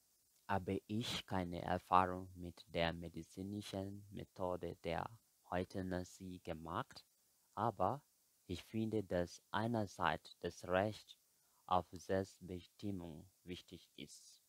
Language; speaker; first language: German; non-native, fluent; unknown